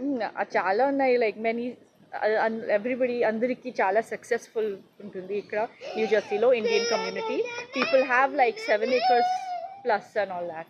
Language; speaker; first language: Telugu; non-native, learner; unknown